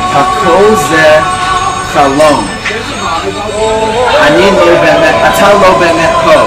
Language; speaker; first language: Hebrew; non-native, learner; English